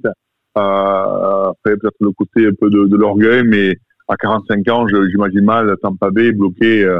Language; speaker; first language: French; native; French